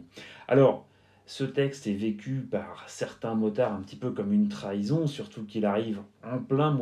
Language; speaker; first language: French; native; French